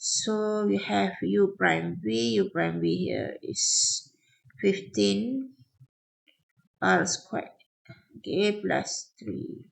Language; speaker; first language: English; non-native, local second language; Malay